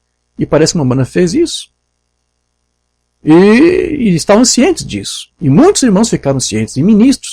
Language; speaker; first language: Portuguese; native; Portuguese